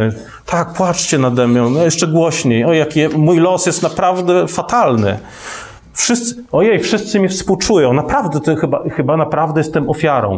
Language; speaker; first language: Polish; native; Polish